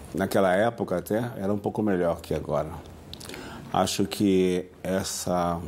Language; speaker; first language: Portuguese; native; Portuguese